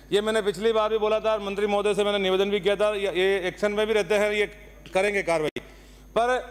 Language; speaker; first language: Hindi; native; Hindi